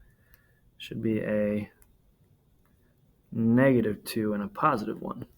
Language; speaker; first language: English; native; English